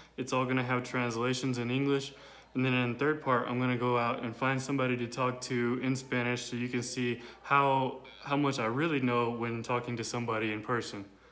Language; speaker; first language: English; native; English